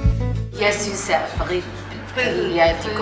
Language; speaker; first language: Danish; non-native, learner; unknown